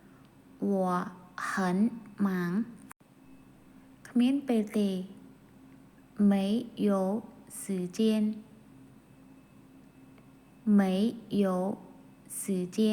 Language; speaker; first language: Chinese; non-native, fluent; Khmer